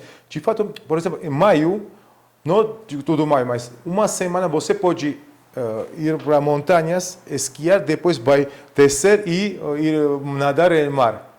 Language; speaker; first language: Portuguese; non-native, fluent; Georgian